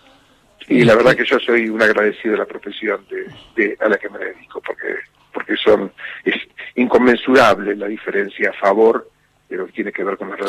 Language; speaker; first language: Spanish; native; Spanish